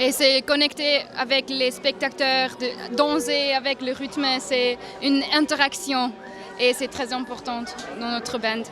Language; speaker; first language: French; non-native, local second language; German